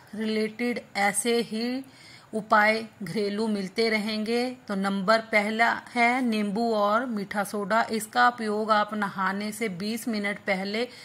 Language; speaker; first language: Hindi; non-native, local second language; Punjabi